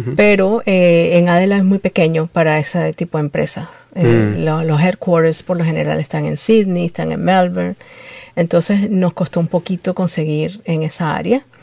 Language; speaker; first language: Spanish; native; Spanish